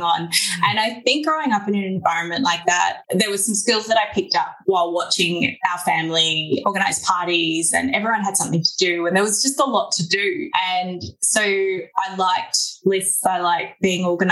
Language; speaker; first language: English; native; English